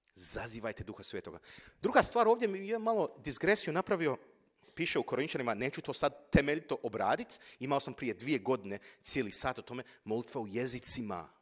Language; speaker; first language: Croatian; early bilingual, heritage; Croatian